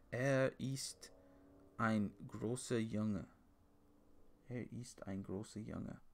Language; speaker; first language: German; non-native, learner; English